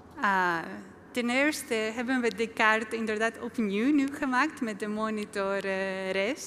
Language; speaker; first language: Dutch; non-native, fluent; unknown